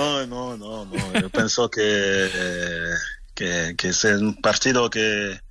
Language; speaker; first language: Spanish; non-native, fluent; French